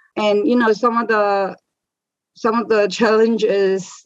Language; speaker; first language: English; native; English